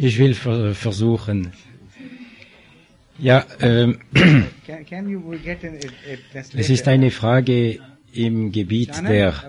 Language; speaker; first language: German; non-native, learner; French